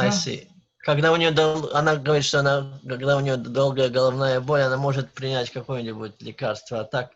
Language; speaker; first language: Russian; native; Russian